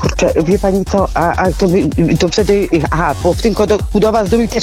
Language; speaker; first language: Polish; native; Polish